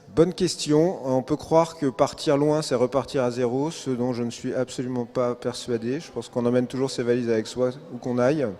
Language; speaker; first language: French; native; French